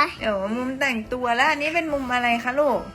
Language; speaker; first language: Thai; native; Thai